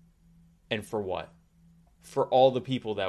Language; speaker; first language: English; native; English